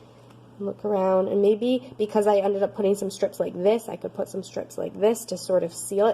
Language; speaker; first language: English; native; English